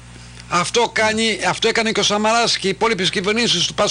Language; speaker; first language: Greek; native; Greek